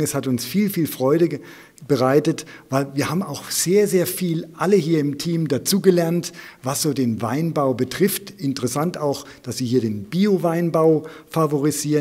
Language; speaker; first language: German; native; German